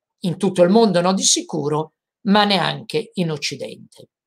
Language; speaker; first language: Italian; native; Italian